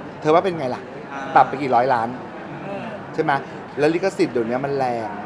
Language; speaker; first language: Thai; native; Thai